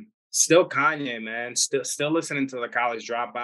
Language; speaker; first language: English; early bilingual, other home language; Spanish